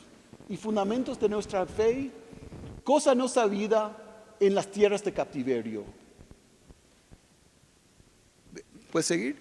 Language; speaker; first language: Spanish; non-native, fluent; English